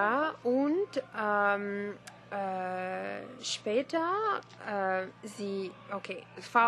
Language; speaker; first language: German; non-native, learner; French